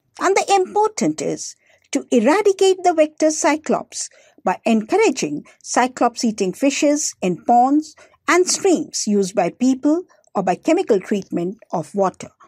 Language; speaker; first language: English; non-native, local second language; Hindi